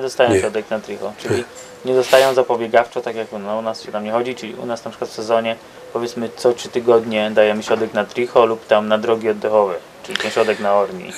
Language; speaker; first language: Polish; native; Polish